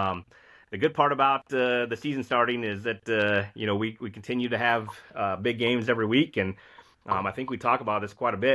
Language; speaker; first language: English; native; English